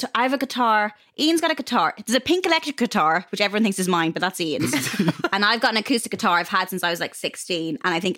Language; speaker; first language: English; native; English